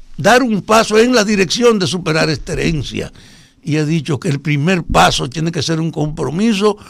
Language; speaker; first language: Spanish; native; Spanish